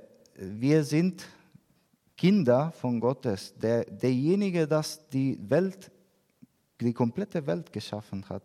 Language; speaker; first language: German; non-native, learner; Spanish